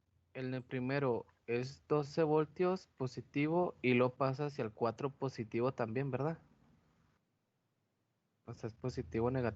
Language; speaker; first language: Spanish; native; Spanish